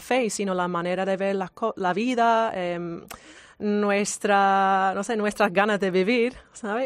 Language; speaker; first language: Spanish; non-native, fluent; English